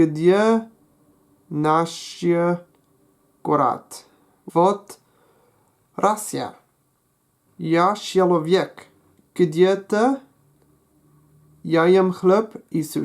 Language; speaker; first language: Russian; non-native, learner; English